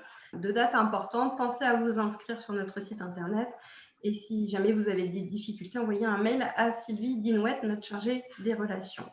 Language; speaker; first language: French; native; French